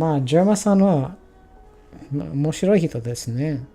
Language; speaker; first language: Japanese; non-native, learner; English